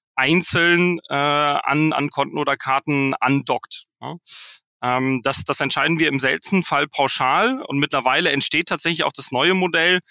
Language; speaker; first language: German; native; German